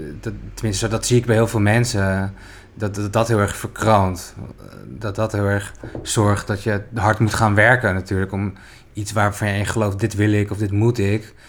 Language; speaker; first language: Dutch; native; Dutch